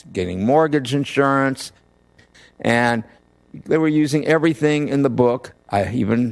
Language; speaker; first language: English; native; English